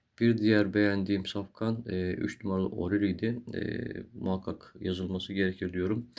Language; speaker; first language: Turkish; native; Turkish